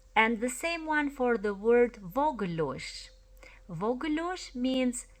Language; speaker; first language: English; non-native, fluent; Albanian